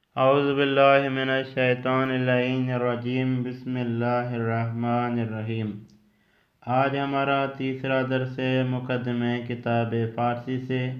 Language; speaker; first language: Urdu; native; Urdu